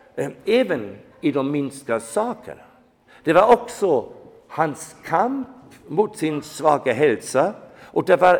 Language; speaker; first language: Swedish; non-native, fluent; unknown